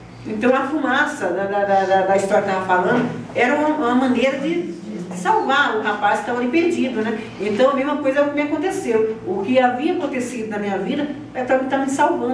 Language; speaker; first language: Portuguese; native; Portuguese